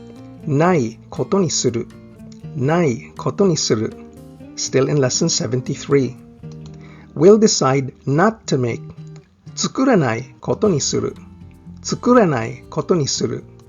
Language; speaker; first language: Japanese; non-native, fluent; English